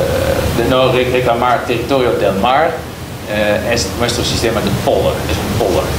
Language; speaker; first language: Spanish; non-native, learner; Dutch